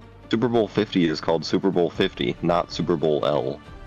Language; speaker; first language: English; native; English